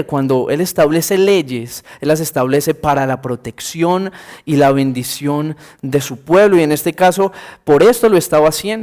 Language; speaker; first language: Spanish; native; Spanish